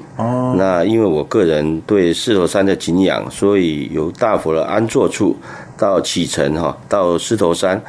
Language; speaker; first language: Chinese; native; Chinese